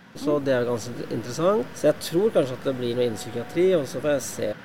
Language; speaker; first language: Norwegian; native; Norwegian